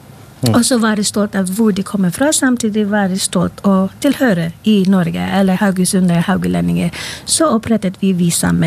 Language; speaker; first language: Norwegian; non-native, fluent; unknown